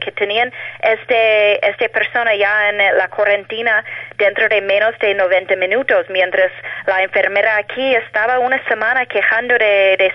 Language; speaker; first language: Spanish; non-native, fluent; English